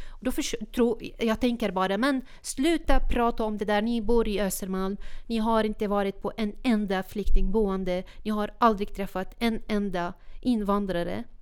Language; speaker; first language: Swedish; non-native, fluent; Arabic